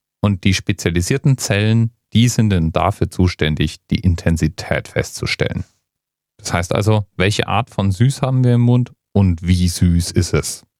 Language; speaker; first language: German; native; German